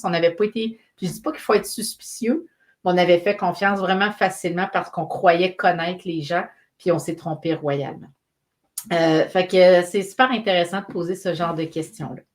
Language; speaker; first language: French; native; French